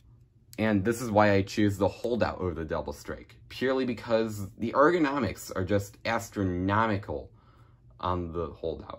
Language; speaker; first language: English; native; English